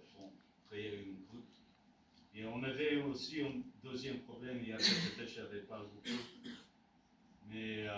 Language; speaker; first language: French; non-native, learner; English